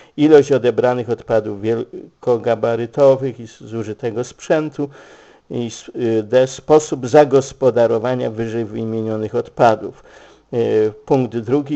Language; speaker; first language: Polish; native; Polish